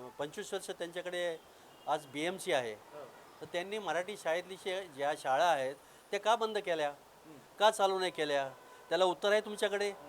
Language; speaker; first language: Marathi; non-native, local second language; Urdu